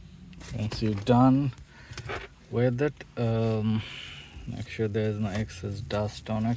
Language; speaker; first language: English; non-native, fluent; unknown